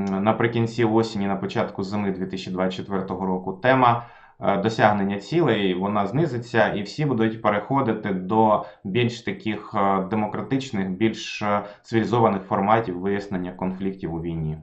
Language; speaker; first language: Ukrainian; non-native, local second language; Russian